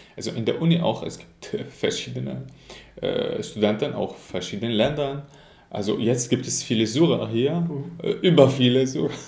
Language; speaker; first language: German; non-native, fluent; Arabic